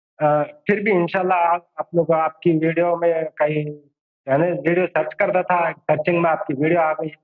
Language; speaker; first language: Urdu; non-native, local second language; Tamil